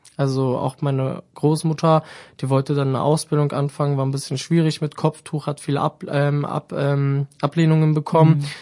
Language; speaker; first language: German; native; German